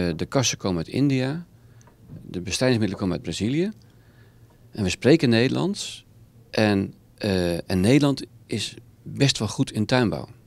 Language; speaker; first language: Dutch; native; Dutch